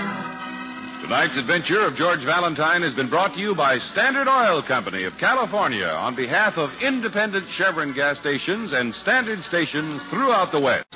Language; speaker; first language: English; native; English